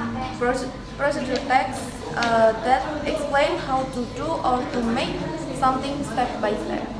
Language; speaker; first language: English; non-native, learner; Indonesian